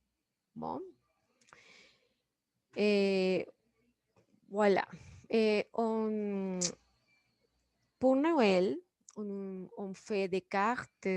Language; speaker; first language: French; non-native, fluent; Spanish